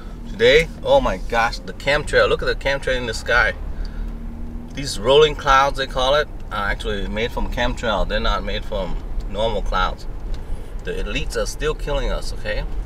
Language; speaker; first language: English; non-native, fluent; Vietnamese